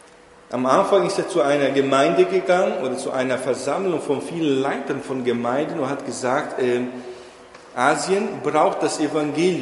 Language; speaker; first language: German; non-native, fluent; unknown